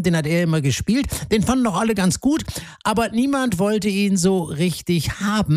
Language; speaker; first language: German; native; German